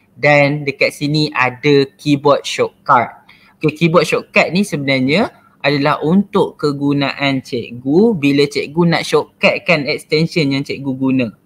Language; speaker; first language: Malay; native; Malay